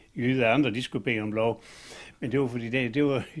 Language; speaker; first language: Danish; native; Danish